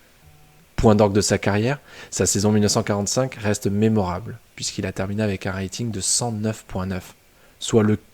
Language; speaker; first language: French; native; French